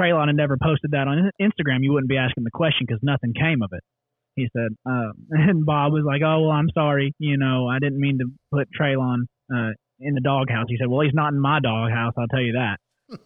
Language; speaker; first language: English; native; English